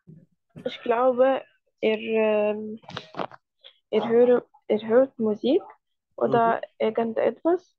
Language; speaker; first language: German; non-native, learner; Arabic